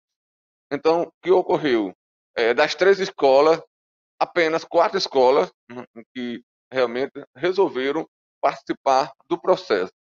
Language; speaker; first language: Portuguese; native; Portuguese